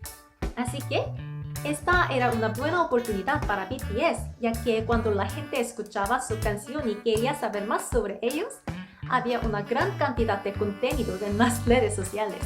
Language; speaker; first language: Spanish; non-native, fluent; Korean